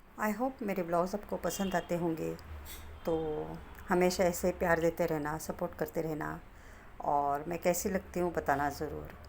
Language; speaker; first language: Hindi; non-native, local second language; Marathi